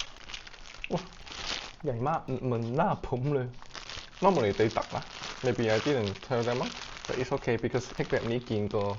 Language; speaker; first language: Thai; non-native, learner; Cantonese